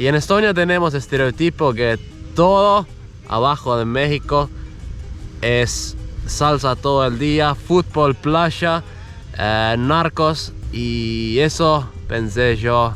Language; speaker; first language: Spanish; non-native, fluent; Estonian